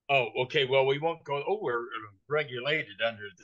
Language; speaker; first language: English; native; English